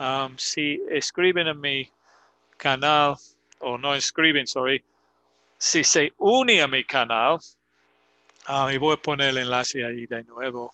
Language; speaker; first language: Spanish; non-native, fluent; English